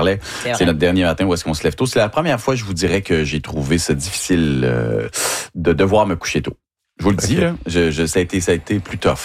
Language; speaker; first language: French; native; French